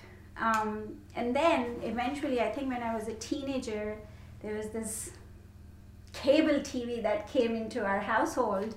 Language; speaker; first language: English; non-native, local second language; Hindi